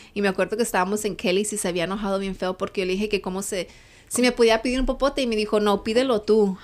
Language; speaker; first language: Spanish; early bilingual, heritage; Spanish